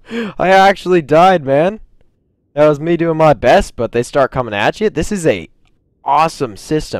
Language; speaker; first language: English; native; English